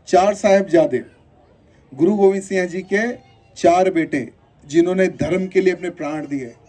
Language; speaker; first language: Hindi; non-native, local second language; Telugu